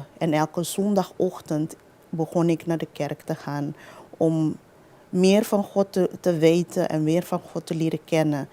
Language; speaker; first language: Dutch; non-native, local second language; Papiamento